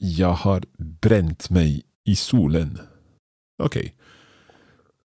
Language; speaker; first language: Swedish; non-native, learner; English